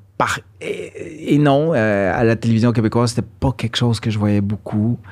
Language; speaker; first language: French; early bilingual, other home language; Spanish